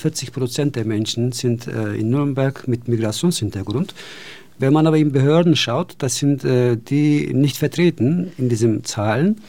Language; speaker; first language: German; non-native, fluent; Turkish